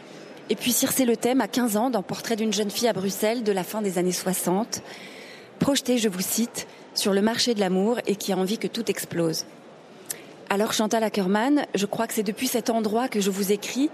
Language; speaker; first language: French; native; French